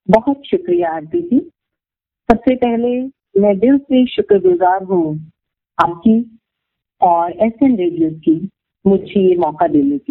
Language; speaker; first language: Hindi; native; Hindi